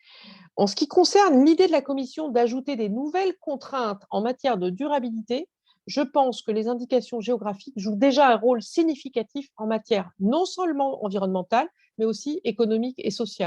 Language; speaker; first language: French; non-native, fluent; Portuguese